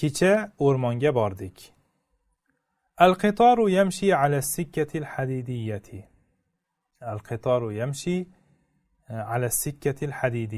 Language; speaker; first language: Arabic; non-native, fluent; Uzbek